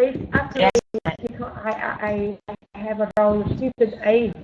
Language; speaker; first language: English; non-native, learner; Vietnamese